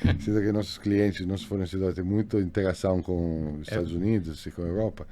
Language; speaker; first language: Portuguese; non-native, fluent; Italian